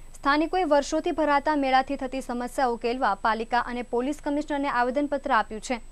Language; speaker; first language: Gujarati; native; Gujarati